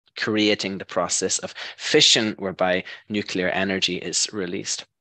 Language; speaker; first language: English; native; English